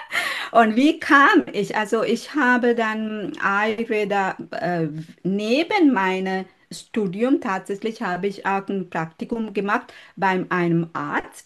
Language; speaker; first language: German; non-native, learner; Sinhala